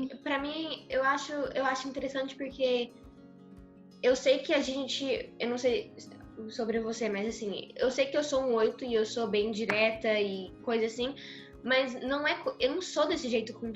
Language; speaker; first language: Portuguese; early bilingual, heritage; Portuguese